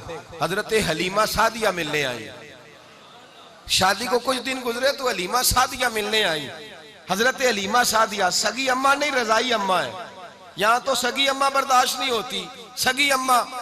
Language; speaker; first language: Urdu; non-native, local second language; Punjabi